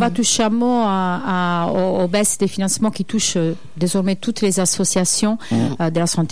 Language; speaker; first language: French; native; French